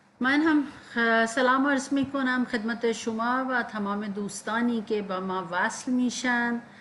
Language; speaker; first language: Persian; non-native, fluent; Urdu